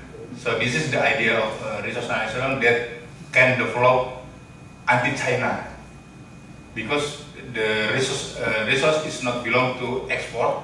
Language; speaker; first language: English; non-native, learner; Indonesian